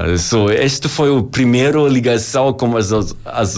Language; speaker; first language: Portuguese; non-native, learner; German